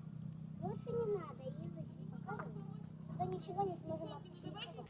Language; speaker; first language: Russian; native; Russian